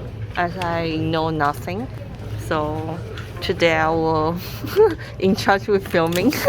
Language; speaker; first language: English; non-native, learner; Chinese